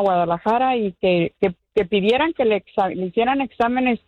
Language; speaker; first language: Spanish; native; Spanish